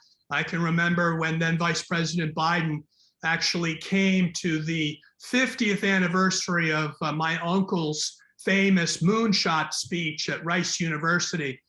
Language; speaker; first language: English; native; English